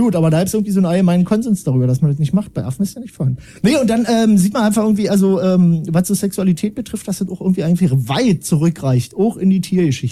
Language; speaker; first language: German; native; German